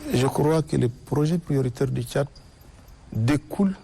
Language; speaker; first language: French; non-native, local second language; Arabic